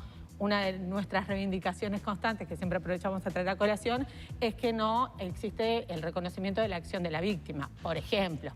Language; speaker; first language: Spanish; native; Spanish